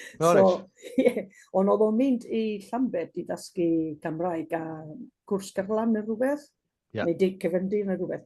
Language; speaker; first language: Welsh; non-native, fluent; Basque